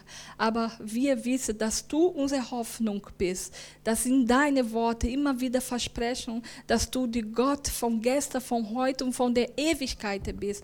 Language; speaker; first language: German; non-native, learner; Portuguese